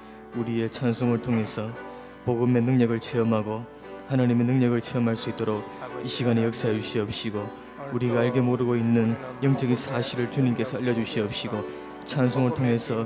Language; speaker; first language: Korean; native; Korean